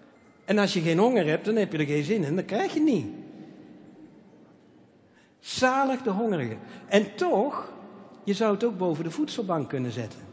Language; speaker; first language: Dutch; native; Dutch